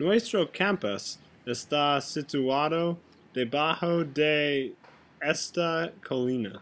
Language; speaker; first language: Spanish; non-native, learner; English